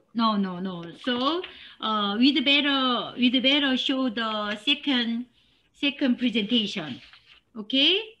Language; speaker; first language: English; non-native, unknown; Korean